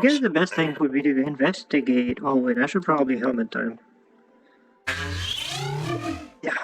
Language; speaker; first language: English; native; English